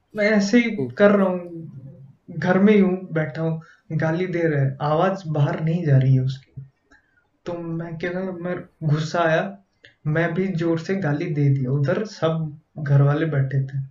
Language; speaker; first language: Hindi; native; Hindi